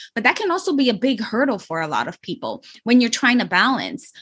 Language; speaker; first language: English; native; English